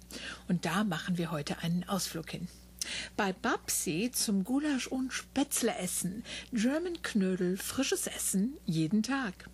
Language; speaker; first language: German; native; German